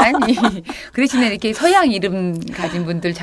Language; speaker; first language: Korean; native; Korean